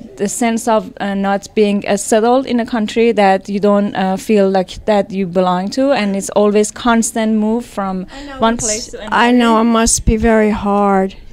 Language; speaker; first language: English; non-native, fluent; Persian